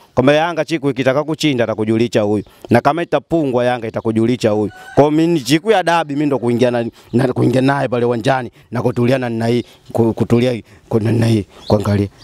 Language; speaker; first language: Swahili; non-native, local second language; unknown